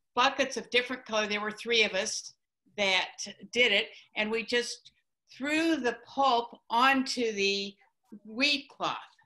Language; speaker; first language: English; native; English